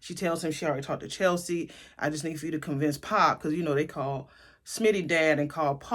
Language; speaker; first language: English; native; English